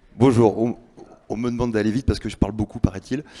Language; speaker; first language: French; native; French